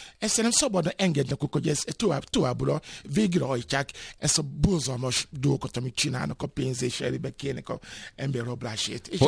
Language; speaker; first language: Hungarian; non-native, learner; Yoruba